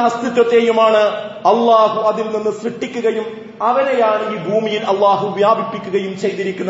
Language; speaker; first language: Malayalam; native; Malayalam